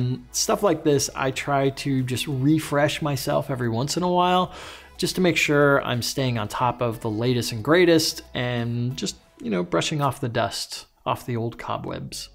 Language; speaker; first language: English; native; English